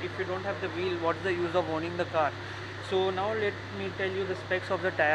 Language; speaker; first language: English; non-native, fluent; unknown